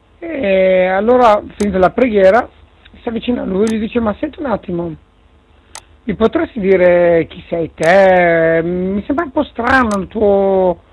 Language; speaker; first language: Italian; native; Italian